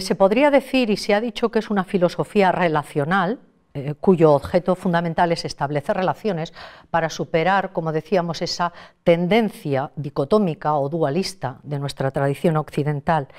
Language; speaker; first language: Spanish; native; Spanish